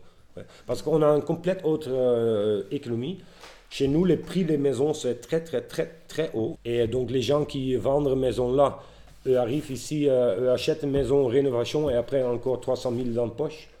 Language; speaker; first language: French; non-native, learner; Dutch